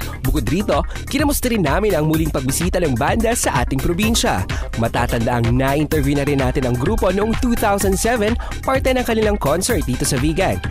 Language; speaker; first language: Filipino; non-native, local second language; Iloko